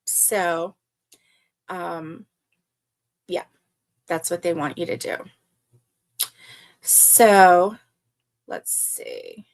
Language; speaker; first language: English; native; English